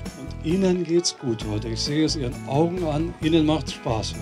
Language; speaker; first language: German; native; German